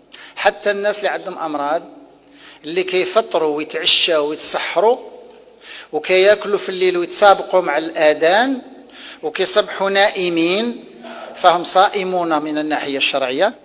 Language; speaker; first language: Arabic; native; Arabic